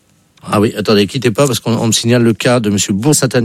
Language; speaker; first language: French; native; French